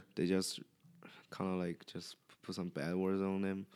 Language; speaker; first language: English; non-native, learner; Chinese